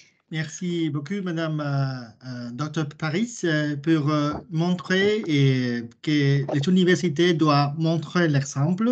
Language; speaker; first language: French; non-native, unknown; Spanish